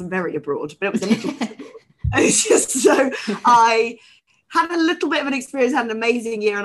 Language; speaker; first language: English; native; English